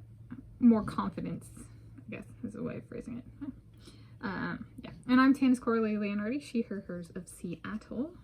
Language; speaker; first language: English; native; English